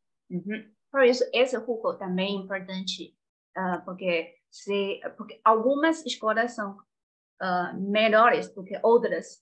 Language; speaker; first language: Portuguese; non-native, fluent; Chinese